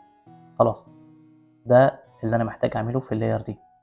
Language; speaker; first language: Arabic; native; Arabic